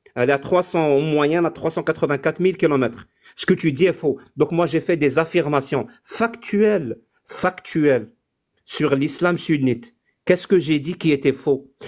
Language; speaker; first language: French; non-native, local second language; Arabic